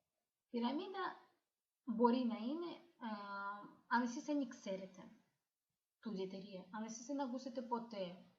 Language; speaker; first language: Greek; non-native, fluent; Ukrainian